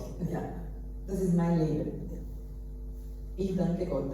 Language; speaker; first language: German; non-native, learner; Portuguese